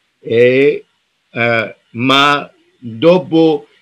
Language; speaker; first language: Italian; non-native, learner; Arabic